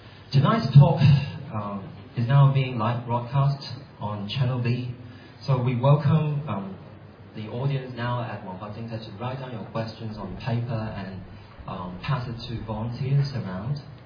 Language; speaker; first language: English; non-native, local second language; Cantonese